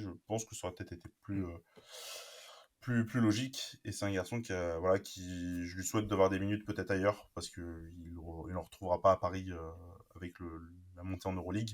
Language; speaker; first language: French; native; French